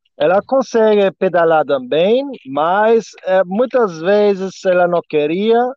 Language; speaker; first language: Portuguese; non-native, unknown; German